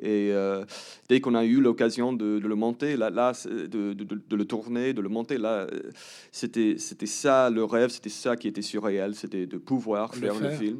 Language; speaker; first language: French; early bilingual, heritage; English